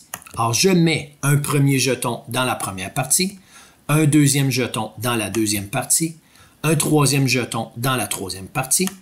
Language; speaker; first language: French; native; French